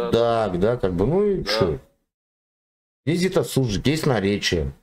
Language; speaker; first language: Russian; native; Russian